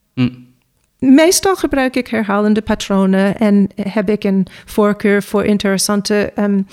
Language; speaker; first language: Dutch; non-native, fluent; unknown